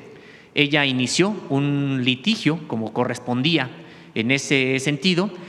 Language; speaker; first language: Spanish; native; Spanish